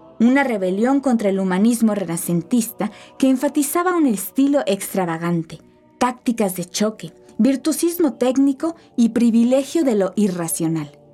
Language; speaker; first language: Spanish; native; Spanish